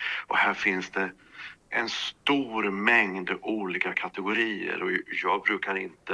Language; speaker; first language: Swedish; native; Swedish